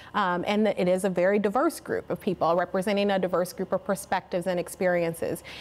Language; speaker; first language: English; native; English